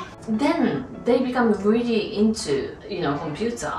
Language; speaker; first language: English; non-native, fluent; Japanese